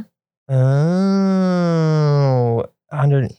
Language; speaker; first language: Chinese; non-native, learner; English